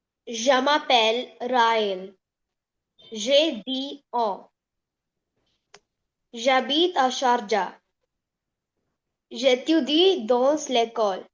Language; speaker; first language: French; non-native, learner; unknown